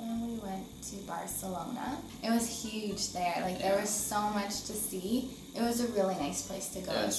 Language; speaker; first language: English; native; English